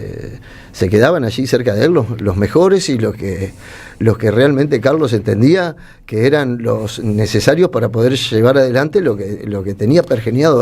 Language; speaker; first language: Spanish; native; Spanish